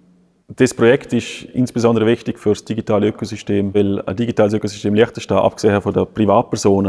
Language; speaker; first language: German; native; German